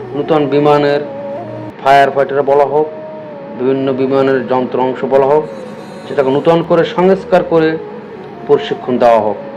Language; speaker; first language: Bangla; native; Bangla